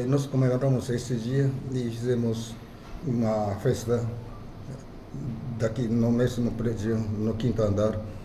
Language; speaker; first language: Portuguese; non-native, fluent; Japanese